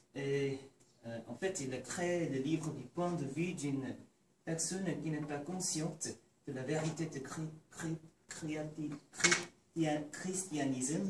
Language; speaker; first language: French; non-native, learner; Korean